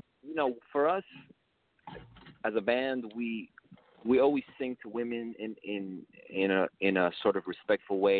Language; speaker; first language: English; early bilingual, other home language; Spanish